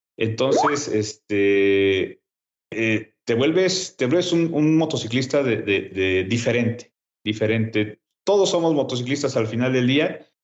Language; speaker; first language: Spanish; native; Spanish